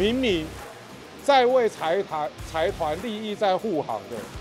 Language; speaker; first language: Chinese; native; Chinese